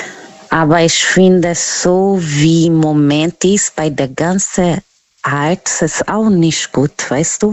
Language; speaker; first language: German; non-native, learner; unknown